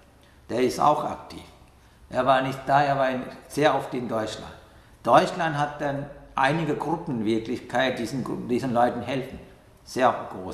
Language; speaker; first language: German; non-native, fluent; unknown